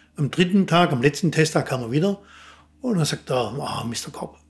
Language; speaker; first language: German; native; German